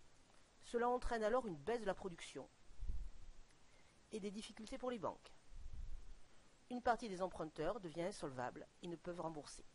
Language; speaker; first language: French; native; French